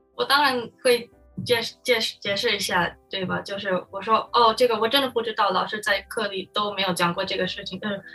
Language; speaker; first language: Chinese; non-native, fluent; Min Nan Chinese